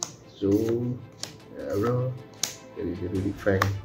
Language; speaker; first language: English; non-native, local second language; Malay